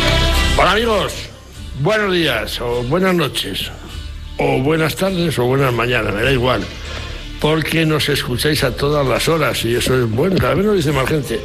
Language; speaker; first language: Spanish; native; Spanish